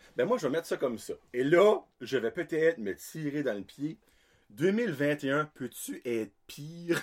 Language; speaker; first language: French; native; French